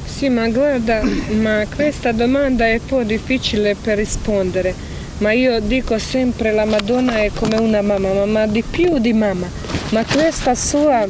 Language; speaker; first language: Italian; non-native, learner; Croatian